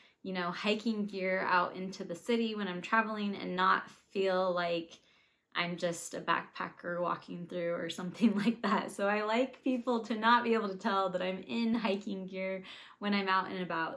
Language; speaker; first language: English; native; English